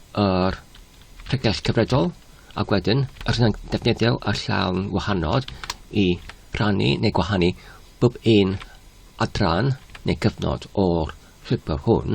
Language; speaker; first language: Welsh; non-native, learner; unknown